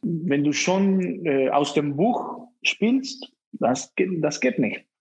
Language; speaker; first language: German; non-native, fluent; Spanish